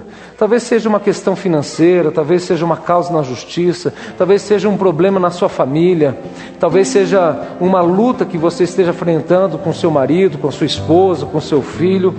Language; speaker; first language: Portuguese; native; Portuguese